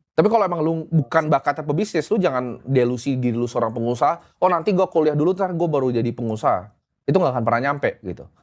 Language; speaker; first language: Indonesian; native; Indonesian